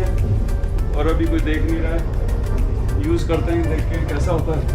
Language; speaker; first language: Hindi; native; Hindi